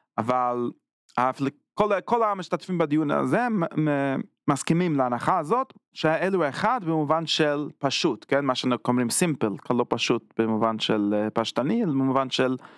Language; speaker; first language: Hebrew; non-native, fluent; English